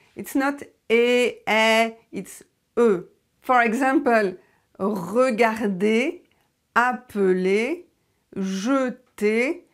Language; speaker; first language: English; non-native, fluent; French